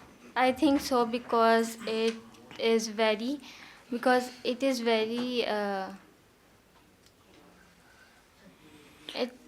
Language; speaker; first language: English; non-native, learner; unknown